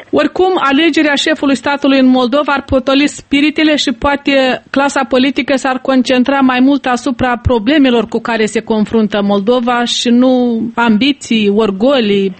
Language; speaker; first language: Romanian; native; Romanian